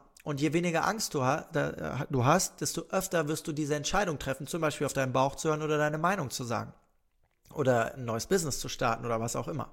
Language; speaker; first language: German; native; German